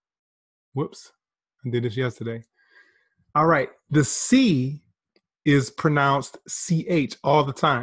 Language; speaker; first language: English; native; English